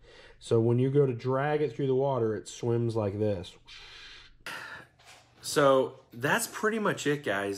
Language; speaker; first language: English; native; English